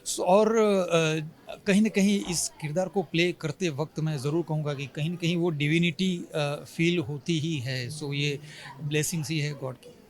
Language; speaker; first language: Hindi; non-native, local second language; Gujarati